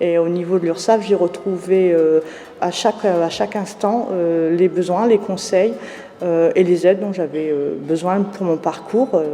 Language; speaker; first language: French; native; French